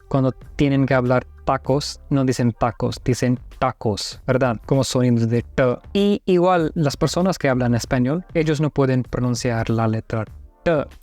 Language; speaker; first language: Spanish; non-native, learner; Hindi